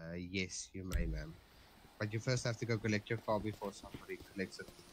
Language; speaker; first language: English; non-native, local second language; Afrikaans